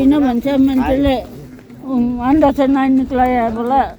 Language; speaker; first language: Hindi; non-native, local second language; Bangla